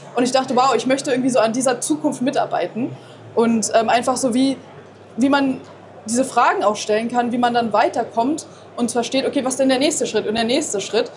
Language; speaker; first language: German; native; German